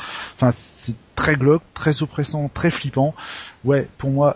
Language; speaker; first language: French; native; French